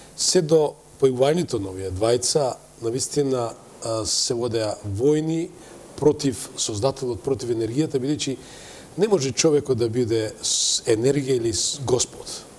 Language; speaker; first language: Macedonian; native; Macedonian